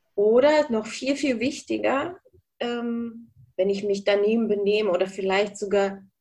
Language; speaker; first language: German; early bilingual, other home language; Russian